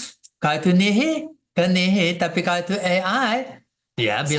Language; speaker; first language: Indonesian; non-native, fluent; English